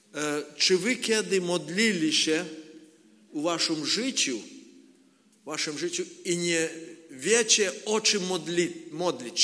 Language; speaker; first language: Polish; non-native, learner; Ukrainian